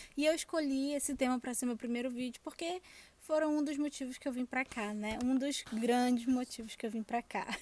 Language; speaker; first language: Portuguese; native; Portuguese